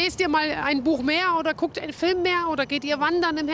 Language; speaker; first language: German; native; German